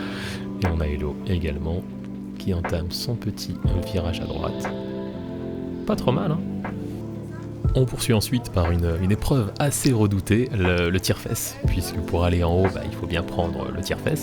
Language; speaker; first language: French; native; French